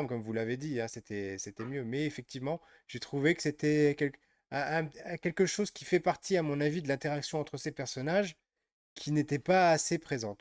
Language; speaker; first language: French; native; French